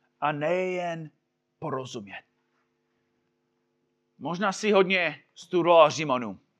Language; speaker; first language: Czech; non-native, fluent; English